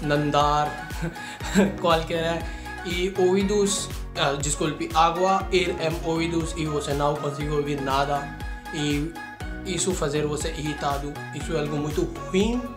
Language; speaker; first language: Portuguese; non-native, learner; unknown